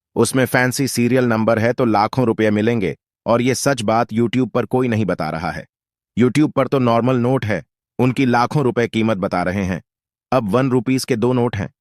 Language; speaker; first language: Hindi; native; Hindi